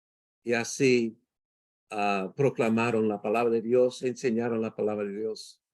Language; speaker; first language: Spanish; non-native, fluent; English